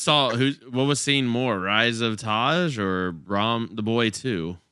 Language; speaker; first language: English; native; English